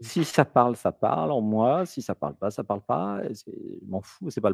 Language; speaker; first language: French; native; French